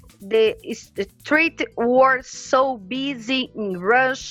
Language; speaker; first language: English; non-native, learner; Portuguese